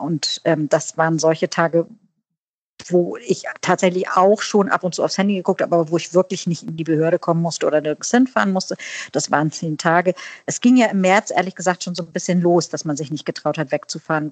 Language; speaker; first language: German; native; German